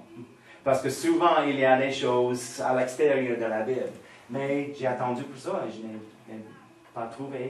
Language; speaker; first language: French; non-native, fluent; English